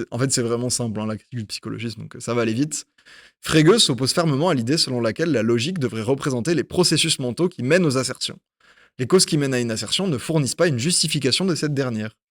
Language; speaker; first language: French; native; French